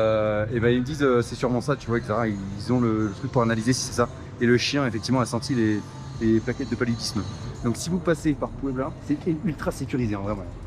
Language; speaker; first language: French; native; French